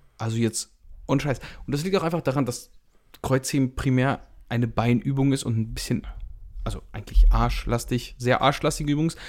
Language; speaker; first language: German; early bilingual, other home language; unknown